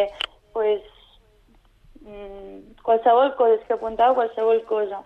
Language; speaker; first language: Catalan; non-native, local second language; Spanish